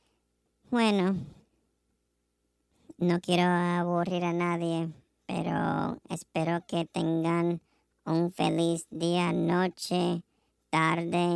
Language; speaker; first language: Spanish; non-native, learner; English